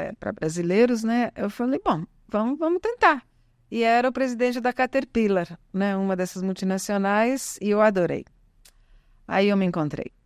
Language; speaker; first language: Portuguese; early bilingual, other home language; Italian